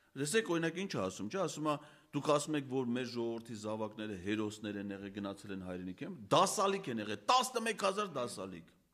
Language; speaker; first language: Armenian; native; Armenian